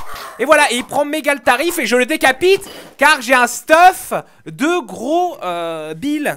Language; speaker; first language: French; native; French